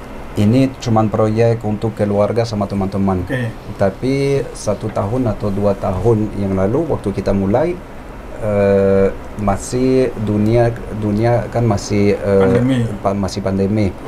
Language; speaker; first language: Indonesian; non-native, fluent; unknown